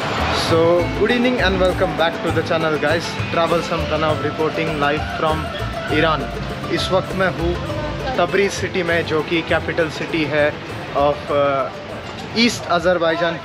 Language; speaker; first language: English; non-native, local second language; Hindi